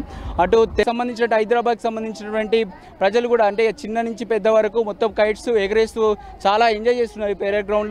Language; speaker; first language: Telugu; native; Telugu